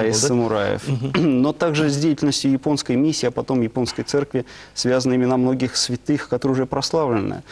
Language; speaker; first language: Russian; native; Russian